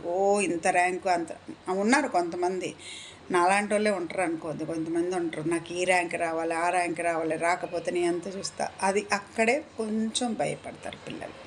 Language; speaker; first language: Telugu; native; Telugu